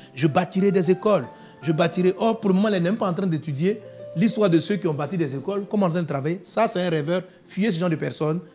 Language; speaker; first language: French; non-native, local second language; Dyula